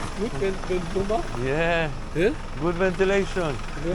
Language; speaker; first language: English; non-native, learner; Polish